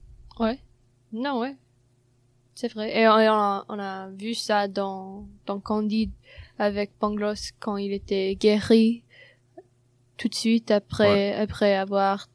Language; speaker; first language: French; non-native, fluent; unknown